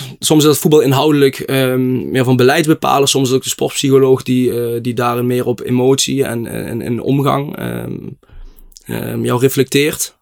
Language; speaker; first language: Dutch; native; Dutch